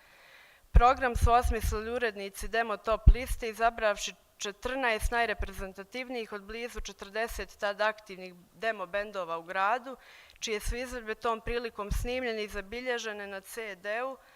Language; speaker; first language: Bosnian; native; Bosnian